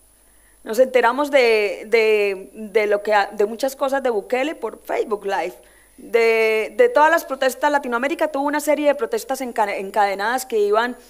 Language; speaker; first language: Spanish; native; Spanish